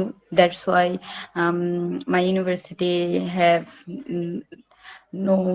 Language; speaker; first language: English; non-native, learner; Bangla